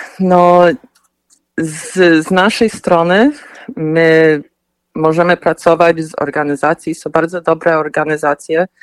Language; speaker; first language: Polish; early bilingual, heritage; Polish